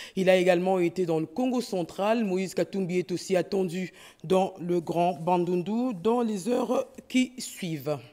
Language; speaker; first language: French; non-native, local second language; Lingala